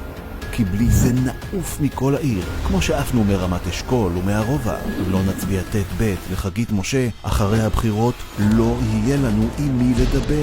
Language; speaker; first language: Hebrew; native; Hebrew